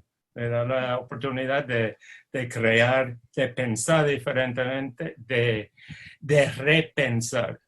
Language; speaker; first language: Spanish; non-native, fluent; English